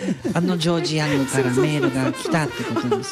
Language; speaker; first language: Japanese; native; Japanese